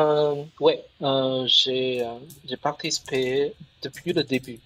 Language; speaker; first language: French; non-native, learner; Chinese